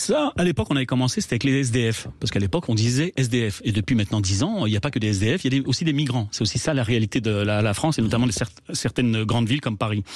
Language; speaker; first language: French; native; French